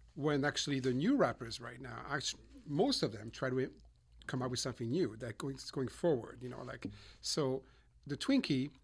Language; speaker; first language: English; non-native, fluent; French